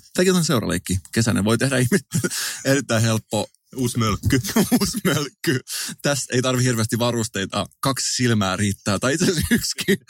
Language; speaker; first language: Finnish; native; Finnish